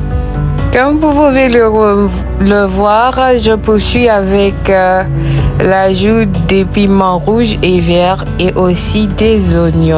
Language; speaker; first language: French; non-native, local second language; Haitian Creole